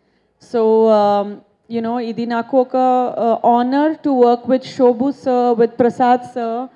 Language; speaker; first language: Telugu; non-native, learner; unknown